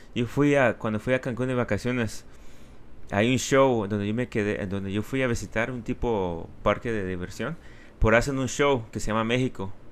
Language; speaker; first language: Spanish; early bilingual, heritage; Spanish